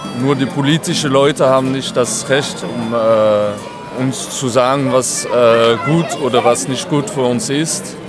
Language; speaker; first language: German; non-native, fluent; French